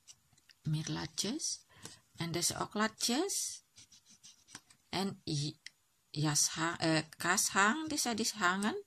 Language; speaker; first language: Dutch; non-native, learner; Indonesian